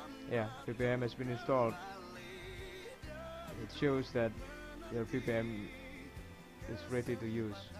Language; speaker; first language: English; non-native, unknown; Indonesian